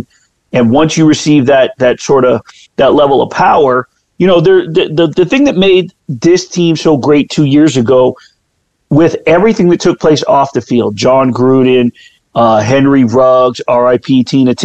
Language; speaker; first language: English; native; English